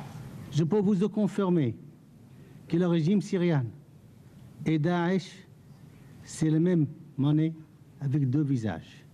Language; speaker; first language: French; non-native, fluent; Arabic